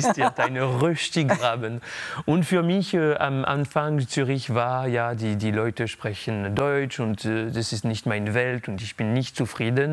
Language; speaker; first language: German; non-native, local second language; French